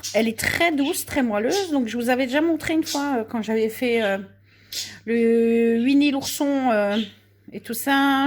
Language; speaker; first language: French; native; French